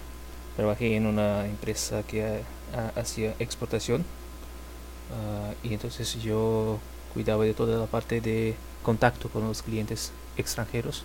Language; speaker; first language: Spanish; non-native, fluent; Portuguese